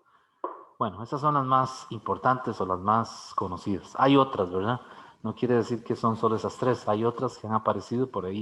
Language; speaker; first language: Spanish; native; Spanish